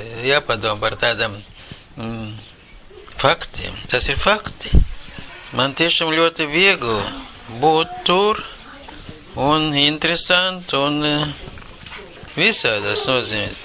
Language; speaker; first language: Latvian; non-native, local second language; Russian